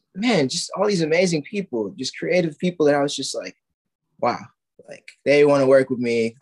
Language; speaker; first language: English; native; English